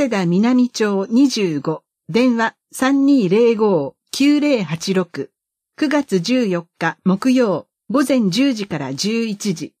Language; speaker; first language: Japanese; native; Japanese